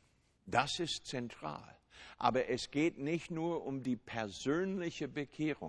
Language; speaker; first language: German; non-native, fluent; English